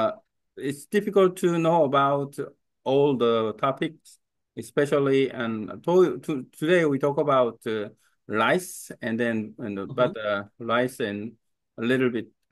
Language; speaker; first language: English; non-native, learner; Korean